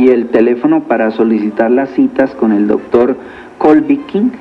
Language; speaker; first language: Spanish; native; Spanish